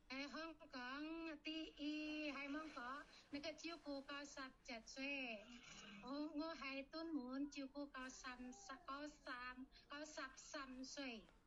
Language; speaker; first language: Chinese; non-native, learner; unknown